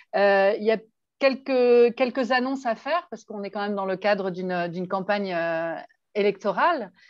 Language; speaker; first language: French; native; French